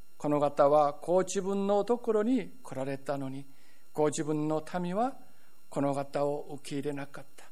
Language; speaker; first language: Japanese; non-native, fluent; Korean